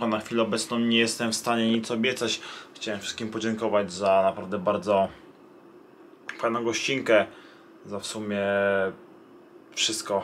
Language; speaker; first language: Polish; native; Polish